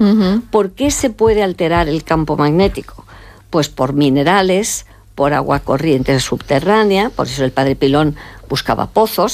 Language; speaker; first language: Spanish; native; Spanish